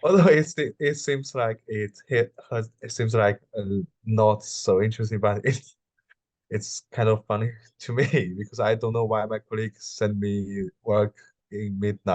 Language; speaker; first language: English; non-native, learner; Chinese